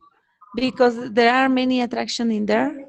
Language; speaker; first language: English; non-native, learner; Spanish